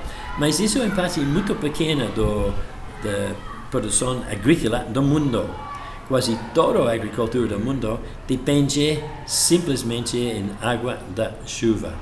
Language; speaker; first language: Portuguese; non-native, fluent; English